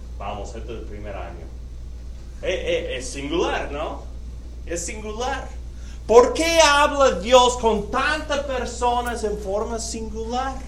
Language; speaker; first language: Spanish; non-native, fluent; English